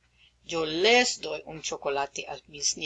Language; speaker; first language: Spanish; non-native, fluent; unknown